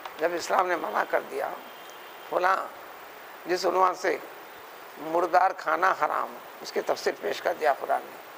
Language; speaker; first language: Urdu; native; Urdu